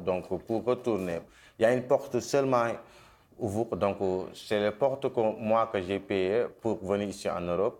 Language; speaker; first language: French; non-native, local second language; Wolof